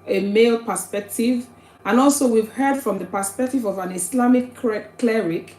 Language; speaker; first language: English; non-native, local second language; Yoruba